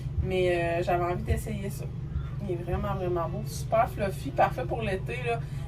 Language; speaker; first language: French; native; French